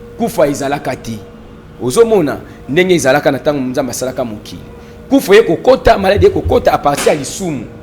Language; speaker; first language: Lingala; non-native, local second language; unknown